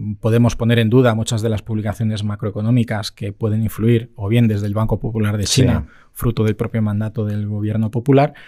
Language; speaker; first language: Spanish; native; Spanish